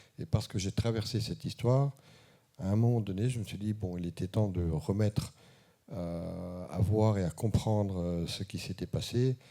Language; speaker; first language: French; early bilingual, heritage; French